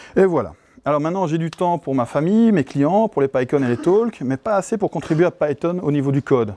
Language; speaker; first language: French; native; French